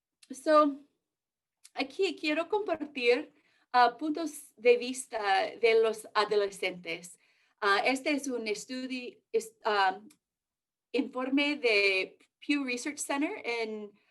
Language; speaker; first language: Spanish; early bilingual, heritage; English